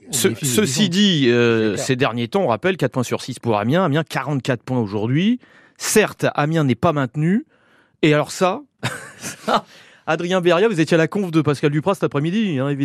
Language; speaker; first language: French; native; French